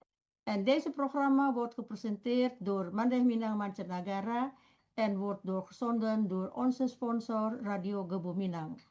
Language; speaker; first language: Dutch; non-native, fluent; Indonesian